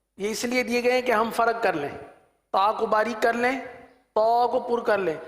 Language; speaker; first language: Urdu; native; Urdu